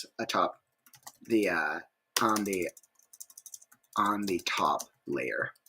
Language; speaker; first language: English; native; English